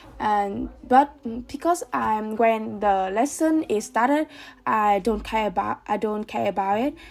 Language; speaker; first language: English; non-native, learner; Vietnamese